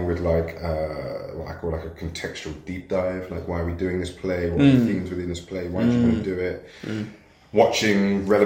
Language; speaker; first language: English; native; English